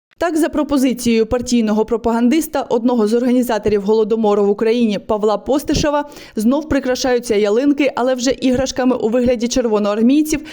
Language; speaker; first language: Ukrainian; native; Ukrainian